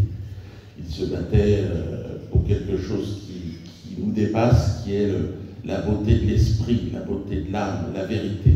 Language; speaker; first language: French; native; French